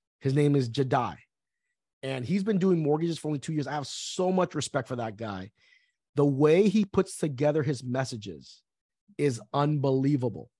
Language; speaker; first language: English; early bilingual, other home language; Vietnamese